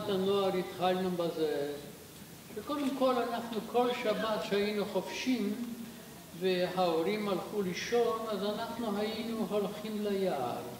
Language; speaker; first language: Hebrew; non-native, fluent; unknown